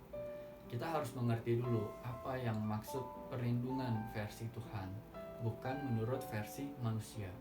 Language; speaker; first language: Indonesian; native; Indonesian